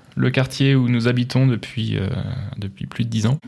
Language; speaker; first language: French; native; French